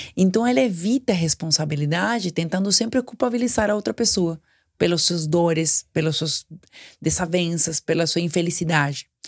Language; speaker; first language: Portuguese; non-native, fluent; Spanish